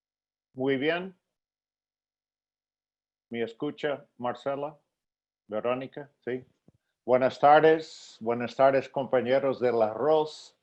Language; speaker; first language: Spanish; non-native, fluent; English